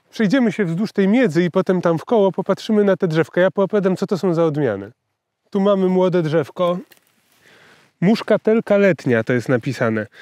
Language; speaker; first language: Polish; native; Polish